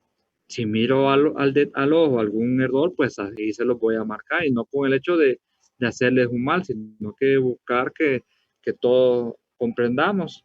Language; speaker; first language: Spanish; native; Spanish